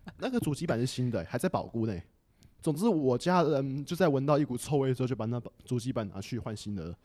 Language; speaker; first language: Chinese; native; Chinese